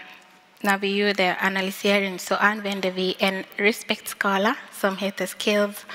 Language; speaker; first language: Swedish; non-native, fluent; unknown